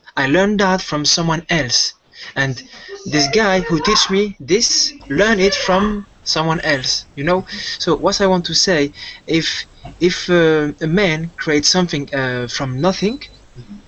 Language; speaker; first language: English; non-native, fluent; French